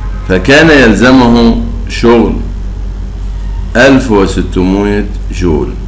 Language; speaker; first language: Arabic; native; Arabic